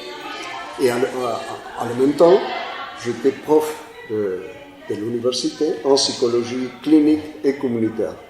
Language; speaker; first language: French; non-native, fluent; Spanish